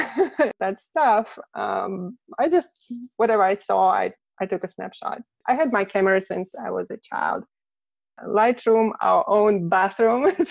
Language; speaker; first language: English; non-native, fluent; Russian